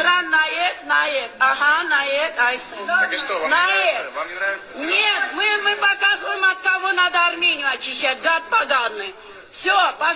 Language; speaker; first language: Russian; non-native, fluent; Armenian